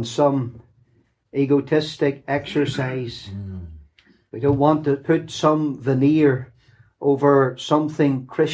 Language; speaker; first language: English; native; English